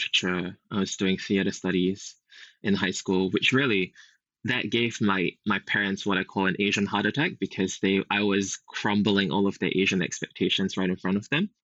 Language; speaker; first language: English; native; English